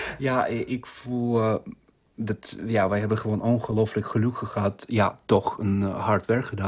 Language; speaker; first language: Dutch; non-native, fluent; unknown